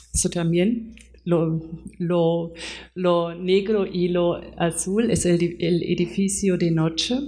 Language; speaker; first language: Spanish; non-native, fluent; German